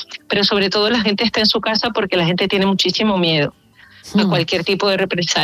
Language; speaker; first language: Spanish; native; Spanish